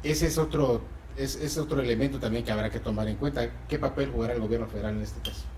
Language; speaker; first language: Spanish; native; Spanish